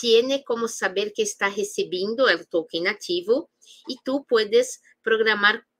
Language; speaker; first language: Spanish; non-native, fluent; Portuguese